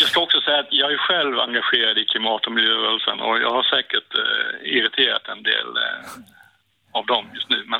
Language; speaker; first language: Swedish; native; Swedish